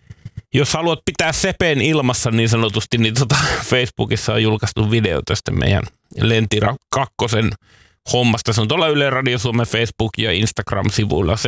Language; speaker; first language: Finnish; native; Finnish